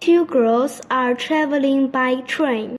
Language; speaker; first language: English; non-native, learner; Chinese